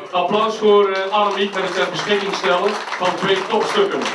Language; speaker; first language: Dutch; native; Dutch